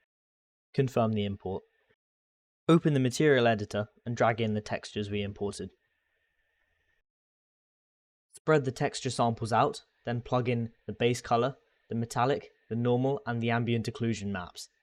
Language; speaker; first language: English; native; English